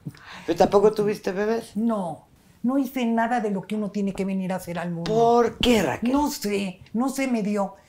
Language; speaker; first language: Spanish; native; Spanish